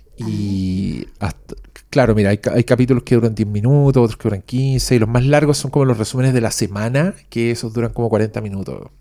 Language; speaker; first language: Spanish; native; Spanish